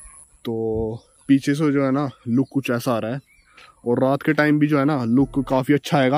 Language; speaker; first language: Hindi; native; Hindi